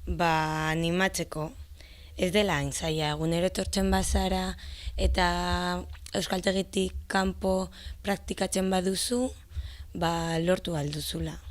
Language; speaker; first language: Basque; non-native, local second language; Spanish